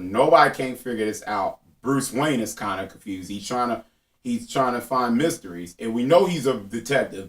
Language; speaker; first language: English; native; English